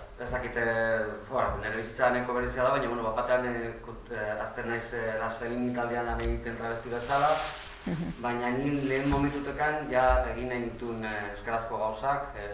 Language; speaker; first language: Basque; non-native, local second language; Spanish